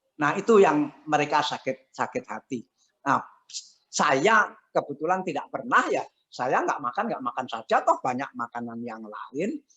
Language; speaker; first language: Indonesian; non-native, local second language; Javanese